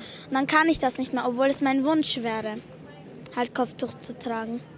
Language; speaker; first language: German; early bilingual, other home language; Arabic